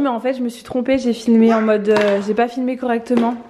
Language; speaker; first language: French; native; French